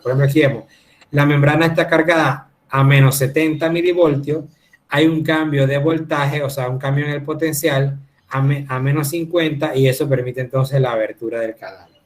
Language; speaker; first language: Spanish; native; Spanish